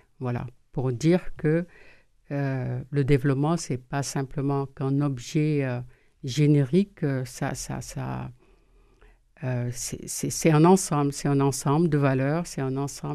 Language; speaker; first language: French; non-native, local second language; Wolof